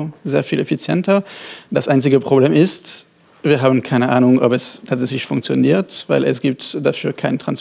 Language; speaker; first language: German; non-native, fluent; French